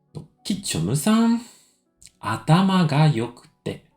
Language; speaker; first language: Japanese; non-native, fluent; French